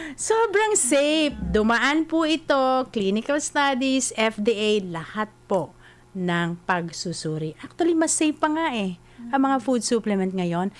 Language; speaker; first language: Filipino; native; Filipino